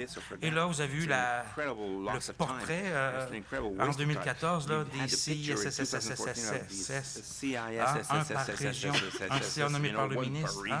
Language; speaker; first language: French; native; French